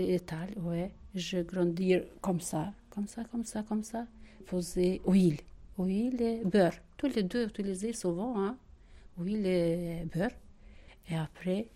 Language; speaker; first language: French; non-native, learner; Albanian